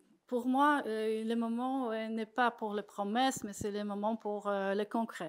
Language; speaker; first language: French; non-native, fluent; Polish